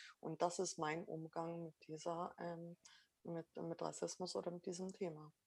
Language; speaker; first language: German; early bilingual, other home language; Arabic